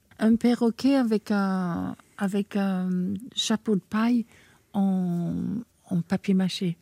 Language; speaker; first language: French; non-native, fluent; English